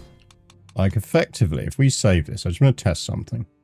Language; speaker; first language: English; native; English